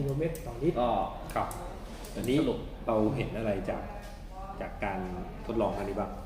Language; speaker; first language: Thai; native; Thai